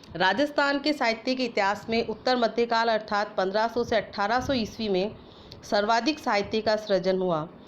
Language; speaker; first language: Hindi; native; Hindi